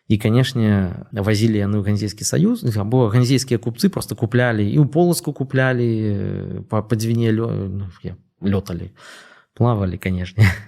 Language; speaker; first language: Belarusian; non-native, local second language; Russian